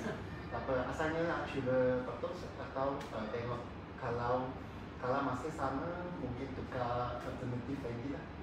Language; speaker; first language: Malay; non-native, local second language; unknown